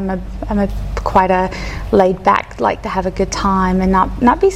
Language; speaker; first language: English; native; English